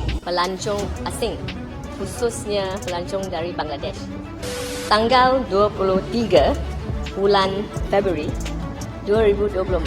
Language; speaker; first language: Malay; native; Malay